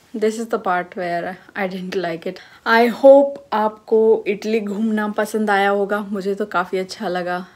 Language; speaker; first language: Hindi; native; Hindi